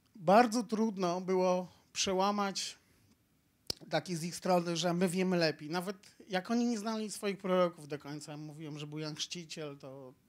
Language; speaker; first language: Polish; native; Polish